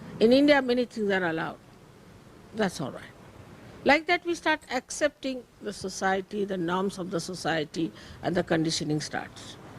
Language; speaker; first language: English; non-native, local second language; Marathi